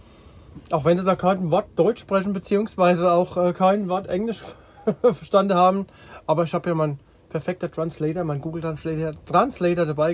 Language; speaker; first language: German; native; German